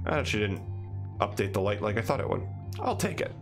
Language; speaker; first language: English; native; English